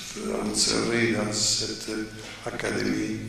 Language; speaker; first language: French; non-native, fluent; Italian